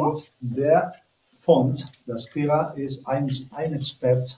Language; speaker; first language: German; non-native, learner; Spanish